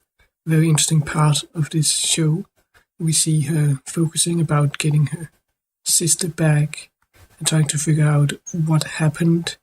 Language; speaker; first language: English; non-native, fluent; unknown